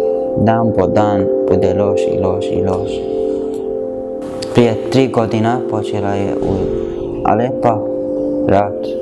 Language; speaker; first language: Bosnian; non-native, learner; Arabic